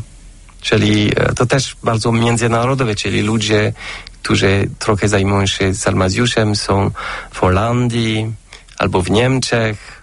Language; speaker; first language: Polish; non-native, fluent; French